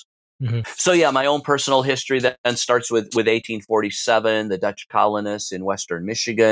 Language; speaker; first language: English; native; English